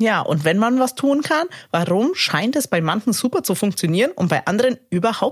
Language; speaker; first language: German; native; German